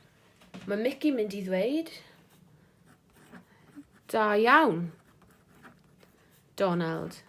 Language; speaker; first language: Welsh; non-native, local second language; English